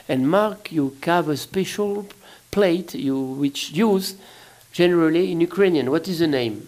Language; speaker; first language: English; non-native, learner; French